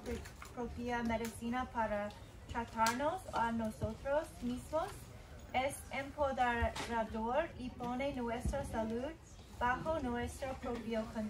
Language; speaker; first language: Spanish; non-native, learner; English